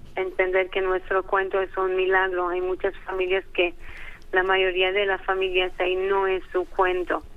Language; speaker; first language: Spanish; early bilingual, heritage; Hebrew